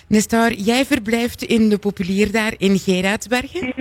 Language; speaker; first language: Dutch; native; Dutch